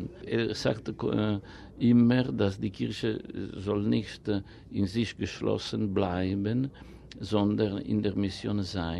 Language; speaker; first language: German; non-native, fluent; Italian